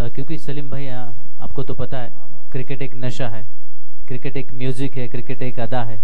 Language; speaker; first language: Hindi; non-native, local second language; Marathi